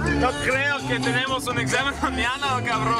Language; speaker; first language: Spanish; non-native, learner; English